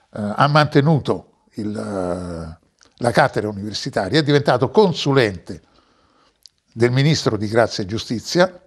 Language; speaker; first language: Italian; native; Italian